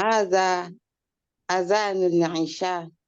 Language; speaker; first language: Arabic; non-native, learner; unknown